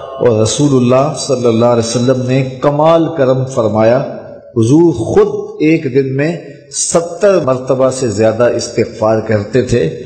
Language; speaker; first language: Urdu; non-native, local second language; Punjabi